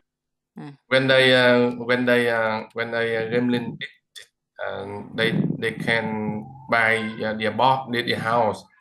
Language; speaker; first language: English; non-native, learner; Vietnamese